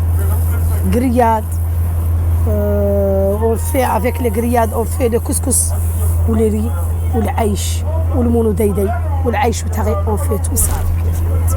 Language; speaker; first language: French; non-native, learner; Arabic